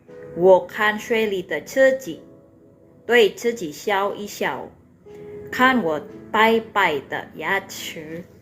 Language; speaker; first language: Chinese; non-native, fluent; Indonesian